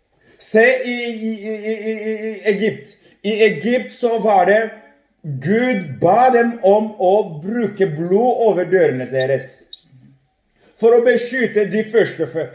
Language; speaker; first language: Norwegian; non-native, fluent; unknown